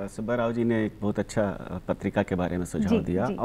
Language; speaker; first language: Hindi; native; Hindi